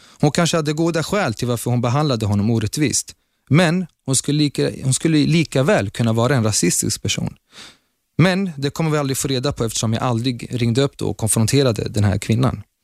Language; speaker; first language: Swedish; early bilingual, other home language; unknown